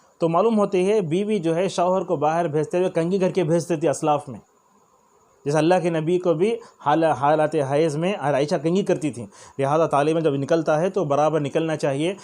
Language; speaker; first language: Urdu; native; Urdu